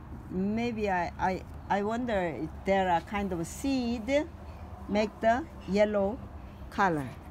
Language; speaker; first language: English; non-native, learner; Korean